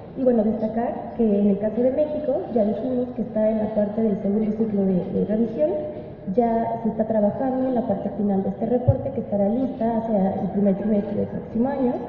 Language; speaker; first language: Spanish; native; Spanish